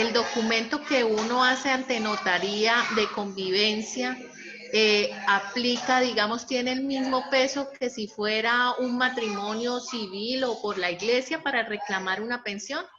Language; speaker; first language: Spanish; native; Spanish